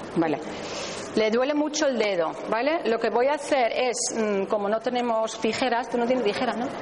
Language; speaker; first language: Spanish; non-native, fluent; Dutch